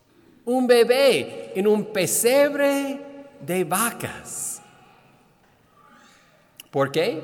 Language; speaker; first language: Spanish; non-native, fluent; English